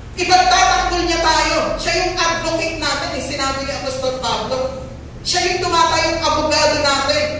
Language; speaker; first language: Filipino; native; Filipino